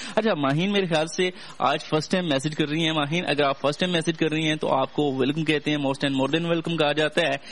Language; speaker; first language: Urdu; non-native, local second language; Pashto